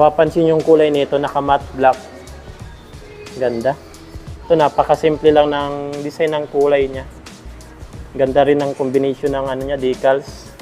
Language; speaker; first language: Filipino; native; Filipino